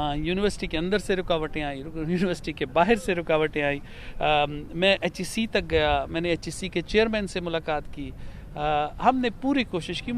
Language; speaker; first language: Urdu; non-native, local second language; Pashto